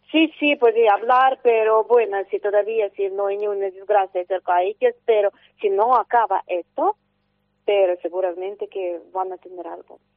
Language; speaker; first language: Spanish; non-native, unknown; Russian